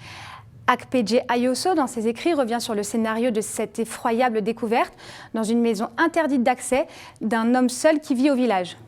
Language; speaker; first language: French; native; French